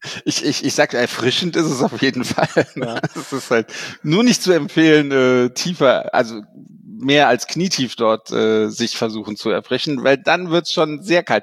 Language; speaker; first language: German; native; German